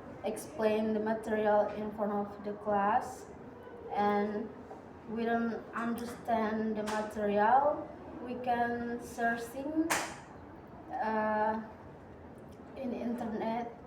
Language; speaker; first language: English; non-native, learner; Indonesian